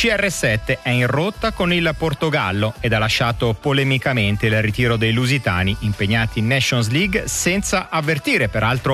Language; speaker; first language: Italian; native; Italian